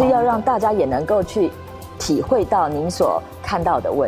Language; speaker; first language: Chinese; native; Chinese